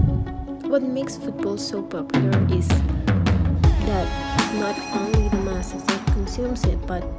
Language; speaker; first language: English; non-native, fluent; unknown